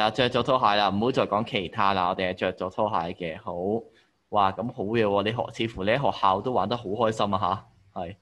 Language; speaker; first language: Cantonese; native; Cantonese